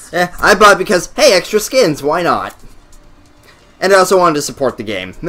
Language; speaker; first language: English; native; English